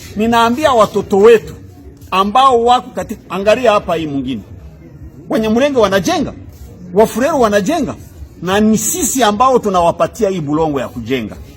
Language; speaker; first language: Swahili; non-native, local second language; Kinyarwanda